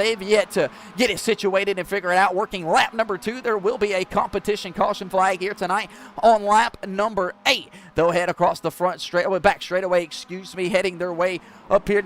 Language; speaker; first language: English; native; English